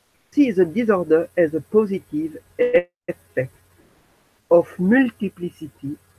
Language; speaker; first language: English; non-native, learner; French